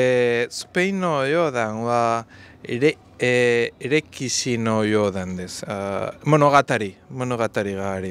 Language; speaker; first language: Japanese; non-native, learner; Spanish